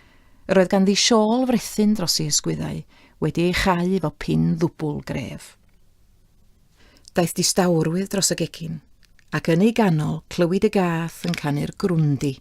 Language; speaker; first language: Welsh; native; Welsh